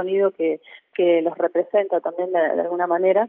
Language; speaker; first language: Spanish; native; Spanish